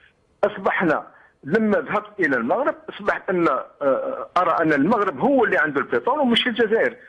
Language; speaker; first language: Arabic; native; Arabic